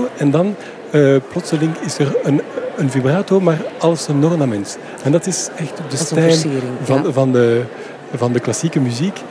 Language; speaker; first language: Dutch; non-native, fluent; French